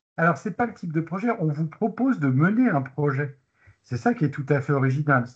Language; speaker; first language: French; native; French